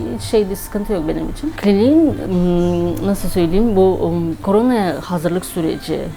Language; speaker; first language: Turkish; non-native, fluent; Turkmen